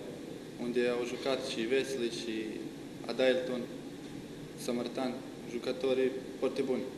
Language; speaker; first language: Romanian; non-native, learner; Bosnian